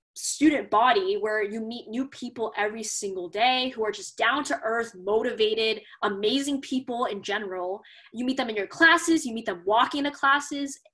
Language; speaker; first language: English; native; English